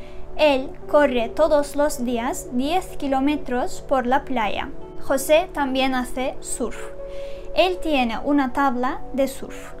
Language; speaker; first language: Spanish; non-native, fluent; Turkish